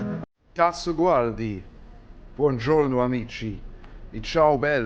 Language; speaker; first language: Italian; non-native, learner; English